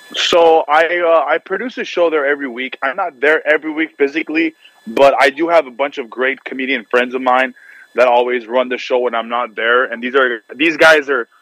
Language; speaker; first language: English; native; English